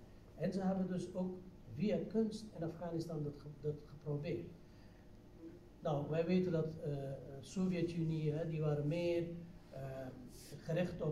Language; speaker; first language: Dutch; non-native, fluent; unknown